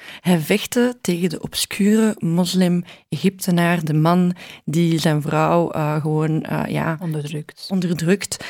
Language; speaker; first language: Dutch; early bilingual, other home language; Arabic